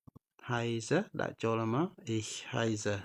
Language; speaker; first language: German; non-native, fluent; Khmer